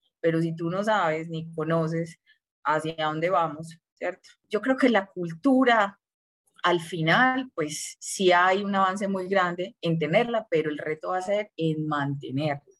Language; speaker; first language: Spanish; native; Spanish